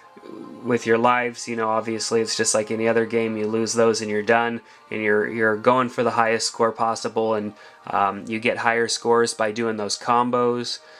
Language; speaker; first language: English; native; English